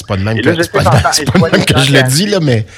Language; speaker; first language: French; native; French